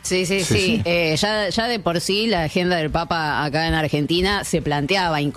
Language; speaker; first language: Spanish; native; Spanish